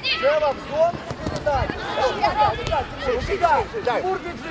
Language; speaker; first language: Russian; native; Russian